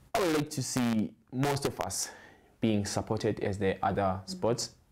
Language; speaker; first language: English; non-native, local second language; Zulu